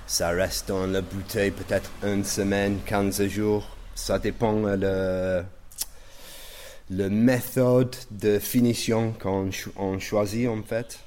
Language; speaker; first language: French; non-native, fluent; English